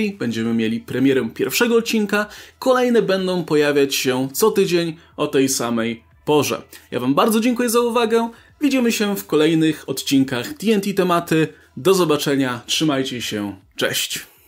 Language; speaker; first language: Polish; native; Polish